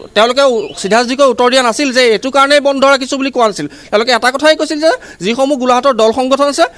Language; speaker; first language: Assamese; native; Assamese